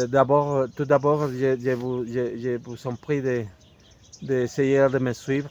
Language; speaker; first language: French; non-native, fluent; Spanish